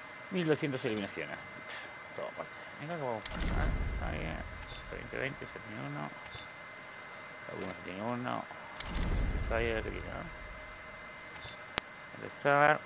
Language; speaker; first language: Spanish; native; Spanish